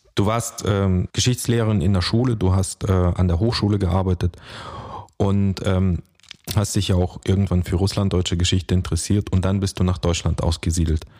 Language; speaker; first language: German; early bilingual, other home language; Russian